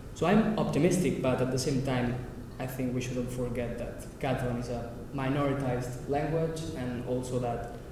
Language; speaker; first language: English; non-native, fluent; Catalan